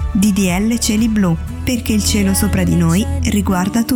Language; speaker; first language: Italian; native; Italian